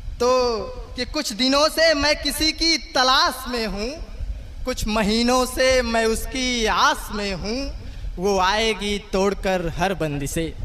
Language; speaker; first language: Hindi; native; Hindi